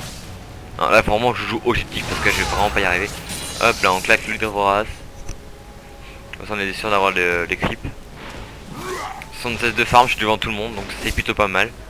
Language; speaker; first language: French; native; French